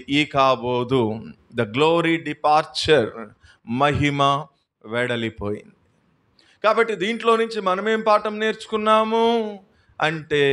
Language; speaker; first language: Telugu; native; Telugu